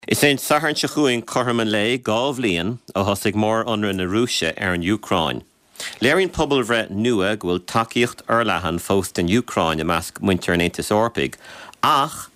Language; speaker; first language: Irish; native; Irish